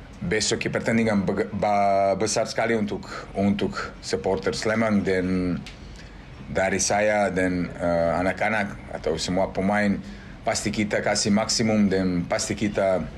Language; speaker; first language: Indonesian; non-native, fluent; Serbian